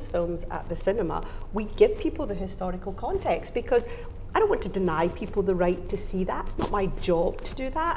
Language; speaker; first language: English; native; English